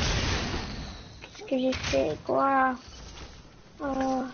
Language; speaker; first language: French; native; French